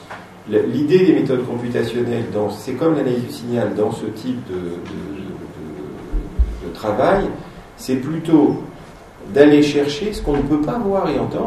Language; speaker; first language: French; native; French